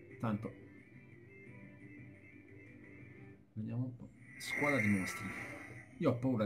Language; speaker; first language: Italian; native; Italian